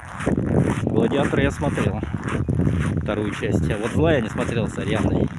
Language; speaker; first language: Russian; native; Russian